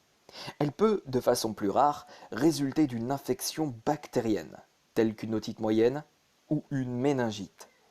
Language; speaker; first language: French; native; French